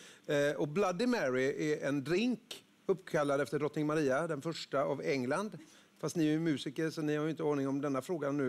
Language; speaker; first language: Swedish; native; Swedish